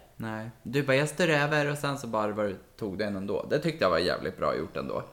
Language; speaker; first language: Swedish; native; Swedish